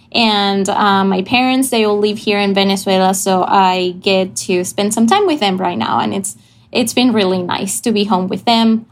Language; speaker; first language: English; non-native, fluent; Spanish